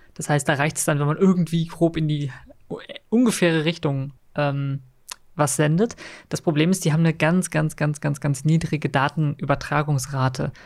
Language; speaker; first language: German; native; German